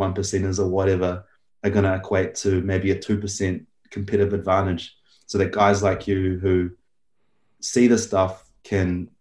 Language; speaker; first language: English; native; English